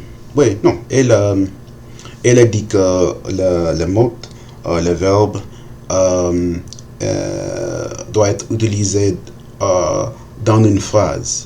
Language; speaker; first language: French; non-native, learner; English